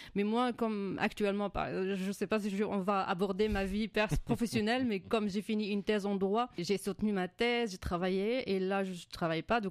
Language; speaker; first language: French; non-native, fluent; Arabic